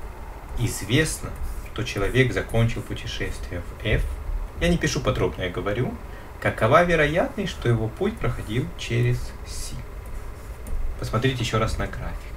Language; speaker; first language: Russian; native; Russian